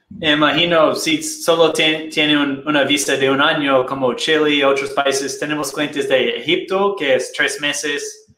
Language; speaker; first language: Spanish; non-native, fluent; Portuguese